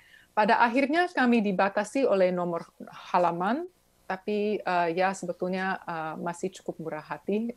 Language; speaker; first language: Indonesian; early bilingual, other home language; English